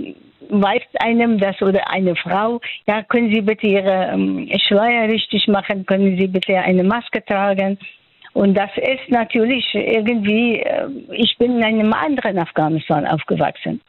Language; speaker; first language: German; non-native, local second language; Persian